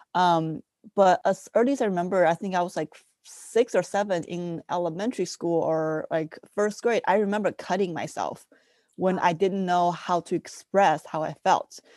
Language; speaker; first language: English; early bilingual, other home language; Chinese